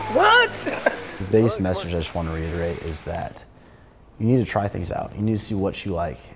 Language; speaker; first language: English; native; English